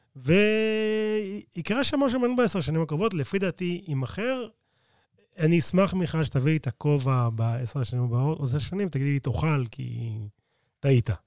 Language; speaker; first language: Hebrew; native; Hebrew